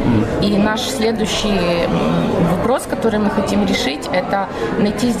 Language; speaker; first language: Russian; native; Russian